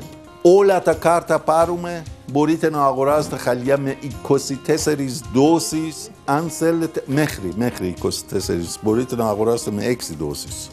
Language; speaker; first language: Greek; non-native, fluent; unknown